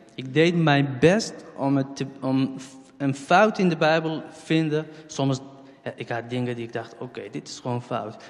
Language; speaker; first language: Dutch; non-native, fluent; Central Kurdish